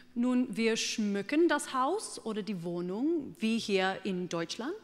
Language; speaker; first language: German; non-native, fluent; English